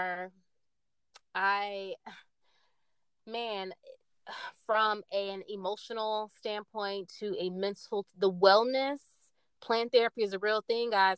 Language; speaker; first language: English; native; English